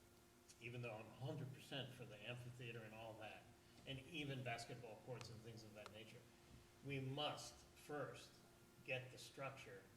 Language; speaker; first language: English; native; English